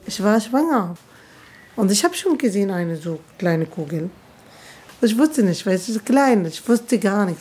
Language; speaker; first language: German; non-native, learner; Arabic